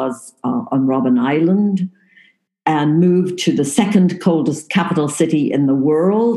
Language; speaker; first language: English; native; English